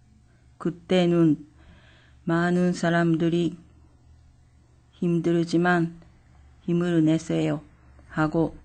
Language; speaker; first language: Korean; non-native, fluent; Japanese